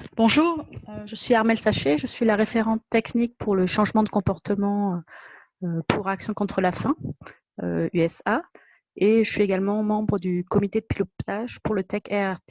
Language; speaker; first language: French; native; French